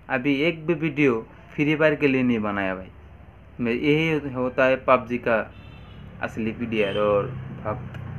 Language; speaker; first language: Hindi; non-native, local second language; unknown